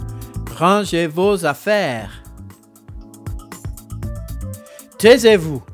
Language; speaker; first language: French; non-native, fluent; English